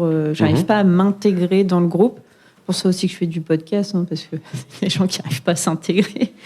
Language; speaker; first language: French; native; French